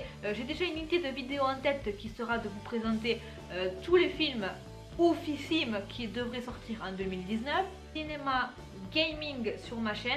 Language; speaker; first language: French; native; French